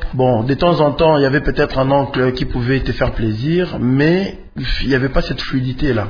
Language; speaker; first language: French; non-native, local second language; Lingala